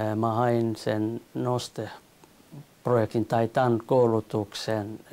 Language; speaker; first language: Finnish; non-native, learner; Kurdish